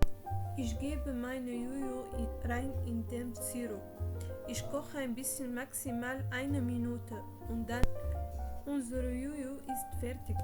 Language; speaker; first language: German; non-native, learner; Arabic